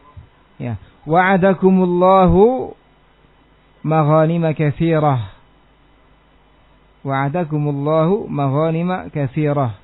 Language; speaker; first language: Arabic; non-native, fluent; Indonesian